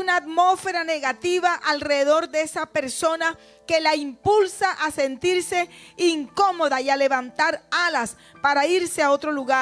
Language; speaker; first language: Spanish; native; Spanish